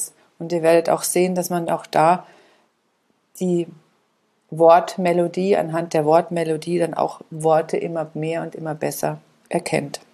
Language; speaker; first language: German; native; German